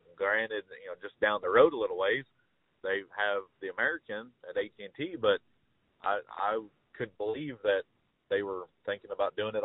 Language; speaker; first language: English; native; English